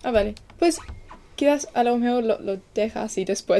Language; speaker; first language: Spanish; non-native, fluent; English